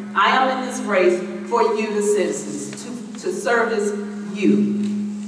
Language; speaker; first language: English; native; English